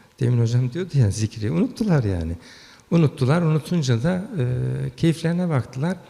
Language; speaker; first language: Turkish; early bilingual, heritage; Turkish